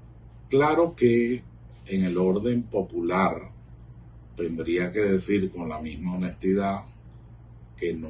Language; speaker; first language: Spanish; native; Spanish